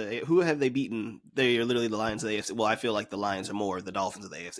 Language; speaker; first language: English; native; English